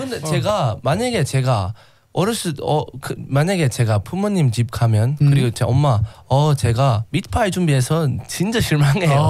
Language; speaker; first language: Korean; non-native, learner; English